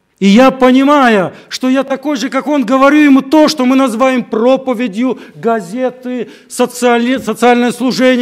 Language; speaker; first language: Russian; native; Russian